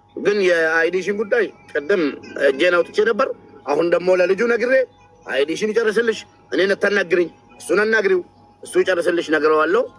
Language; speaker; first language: Amharic; non-native, local second language; Oromo